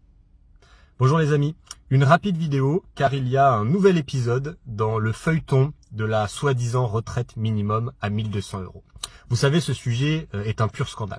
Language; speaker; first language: French; native; French